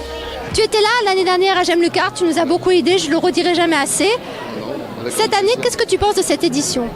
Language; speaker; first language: French; native; French